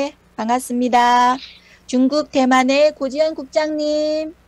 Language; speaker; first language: Korean; native; Korean